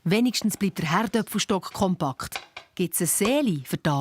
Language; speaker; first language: German; native; German